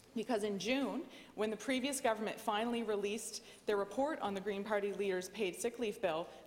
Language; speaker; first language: English; native; English